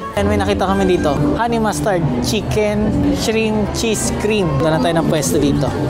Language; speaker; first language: Filipino; native; Filipino